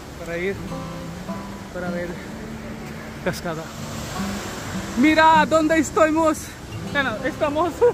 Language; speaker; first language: Spanish; non-native, learner; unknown